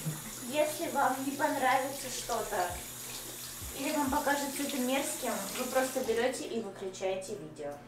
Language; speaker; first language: Russian; native; Russian